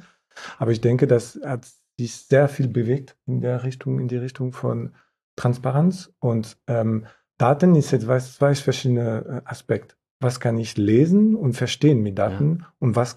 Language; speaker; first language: German; non-native, fluent; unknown